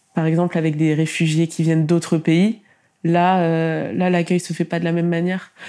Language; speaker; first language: French; native; French